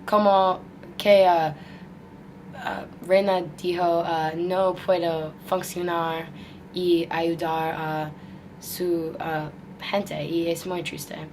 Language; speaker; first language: Spanish; non-native, learner; English